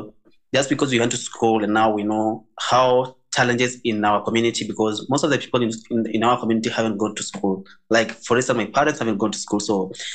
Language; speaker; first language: English; non-native, local second language; Masai